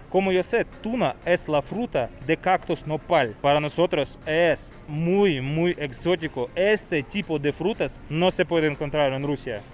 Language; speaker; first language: Spanish; non-native, learner; Russian